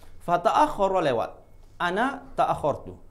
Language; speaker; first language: Arabic; non-native, fluent; Malay